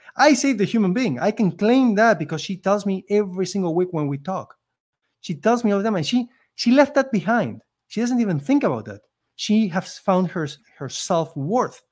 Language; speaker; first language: English; non-native, fluent; Spanish